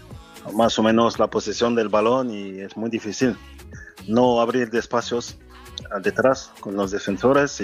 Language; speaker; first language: Spanish; non-native, fluent; French